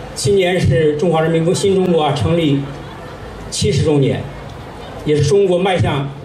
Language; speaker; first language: Chinese; native; Chinese